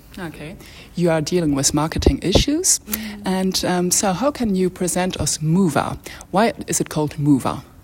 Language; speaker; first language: English; non-native, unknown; French